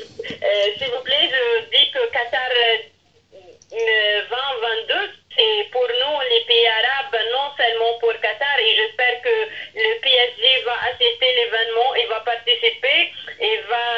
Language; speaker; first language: French; non-native, local second language; Arabic